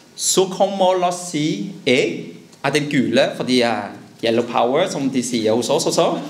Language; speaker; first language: Norwegian; early bilingual, other home language; Vietnamese